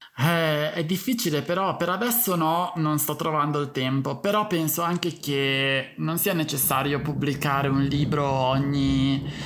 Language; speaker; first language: Italian; native; Italian